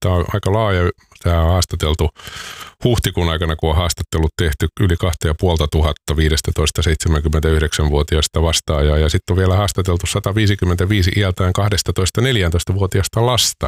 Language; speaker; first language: Finnish; native; Finnish